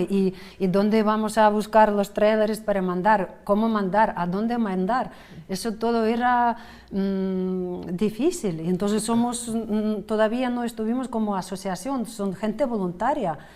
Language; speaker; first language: Spanish; non-native, fluent; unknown